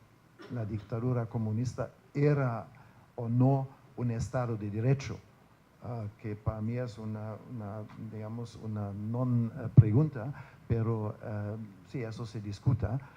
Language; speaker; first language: Spanish; non-native, fluent; German